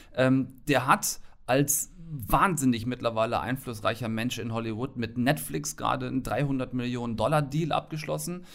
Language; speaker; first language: German; native; German